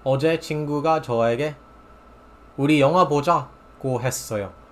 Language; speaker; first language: Korean; non-native, fluent; English